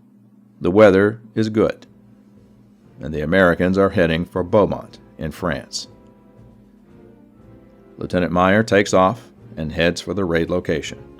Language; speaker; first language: English; native; English